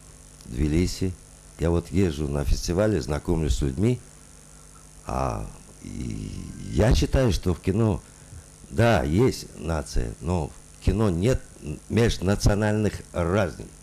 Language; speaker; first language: Russian; non-native, local second language; Uzbek